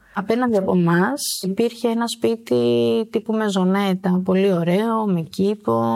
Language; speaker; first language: Greek; early bilingual, other home language; Albanian